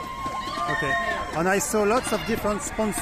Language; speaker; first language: English; non-native, learner; French